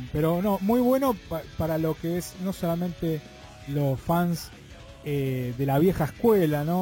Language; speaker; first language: Spanish; native; Spanish